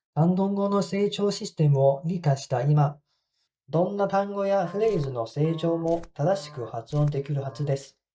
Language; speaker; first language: Japanese; non-native, fluent; Cantonese